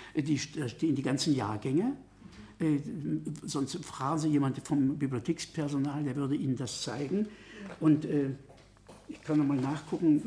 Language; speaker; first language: German; native; German